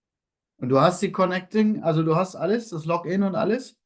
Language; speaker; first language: German; native; German